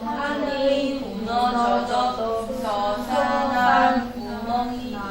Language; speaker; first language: Korean; non-native, learner; Chinese